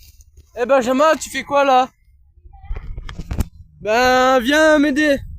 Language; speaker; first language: French; native; French